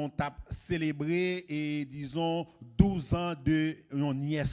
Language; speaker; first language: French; non-native, local second language; Haitian Creole